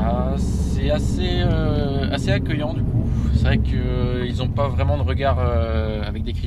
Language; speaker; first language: French; native; French